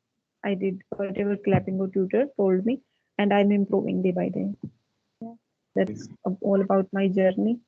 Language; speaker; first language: English; non-native, fluent; Hindi